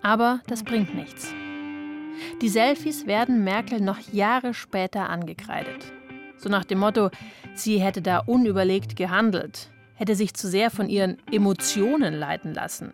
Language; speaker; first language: German; native; German